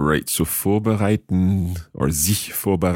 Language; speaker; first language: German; non-native, learner; English